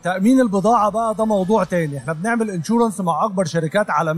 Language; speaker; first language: Arabic; native; Arabic